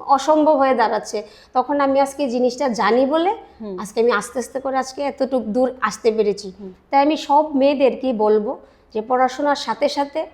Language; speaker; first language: Bangla; native; Bangla